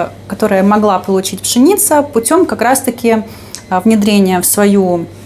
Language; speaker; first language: Russian; native; Russian